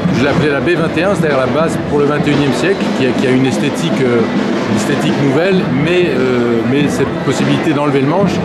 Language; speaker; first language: French; native; French